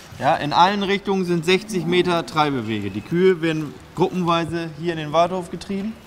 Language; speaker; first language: German; native; German